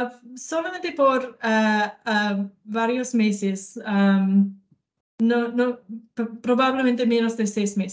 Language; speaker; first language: Spanish; non-native, learner; English